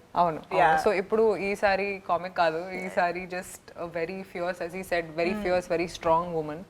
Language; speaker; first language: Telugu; non-native, fluent; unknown